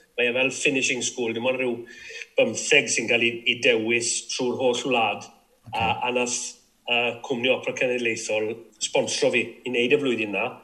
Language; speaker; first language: Welsh; native; Welsh